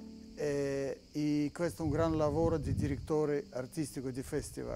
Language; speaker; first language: Italian; non-native, fluent; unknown